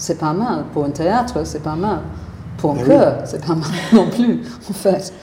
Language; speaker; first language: French; non-native, fluent; English